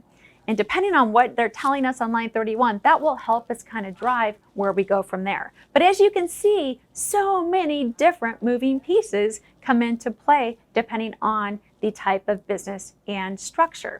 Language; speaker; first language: English; native; English